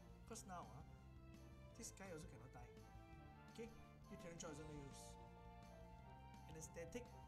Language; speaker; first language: English; non-native, local second language; Chinese